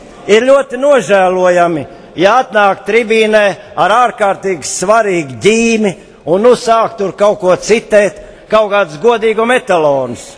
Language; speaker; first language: Latvian; native; Latvian